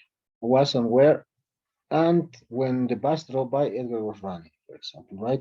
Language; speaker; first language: English; non-native, fluent; Spanish